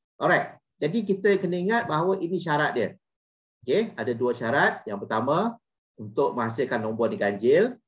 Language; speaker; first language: Malay; native; Malay